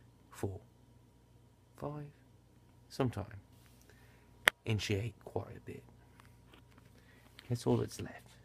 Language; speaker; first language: English; native; English